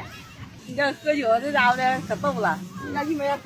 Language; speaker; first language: Chinese; native; Chinese